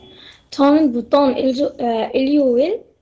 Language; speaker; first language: Korean; non-native, learner; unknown